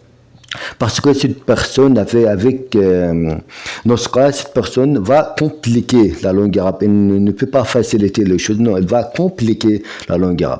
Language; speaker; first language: French; non-native, fluent; Arabic